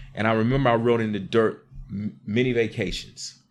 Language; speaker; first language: English; native; English